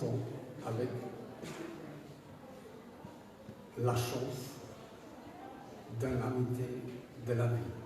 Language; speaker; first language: French; non-native, learner; German